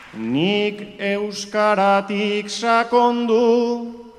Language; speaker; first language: Basque; native; Basque